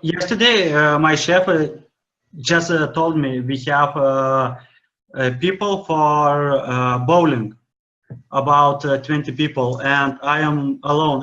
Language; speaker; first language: English; non-native, learner; Lithuanian